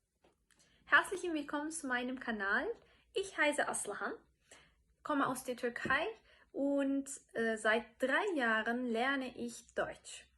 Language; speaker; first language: German; non-native, fluent; Turkish